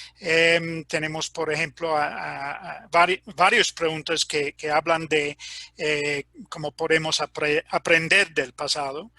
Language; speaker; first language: Spanish; non-native, fluent; English